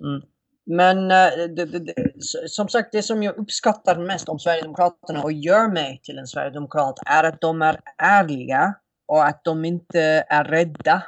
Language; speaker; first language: Swedish; non-native, fluent; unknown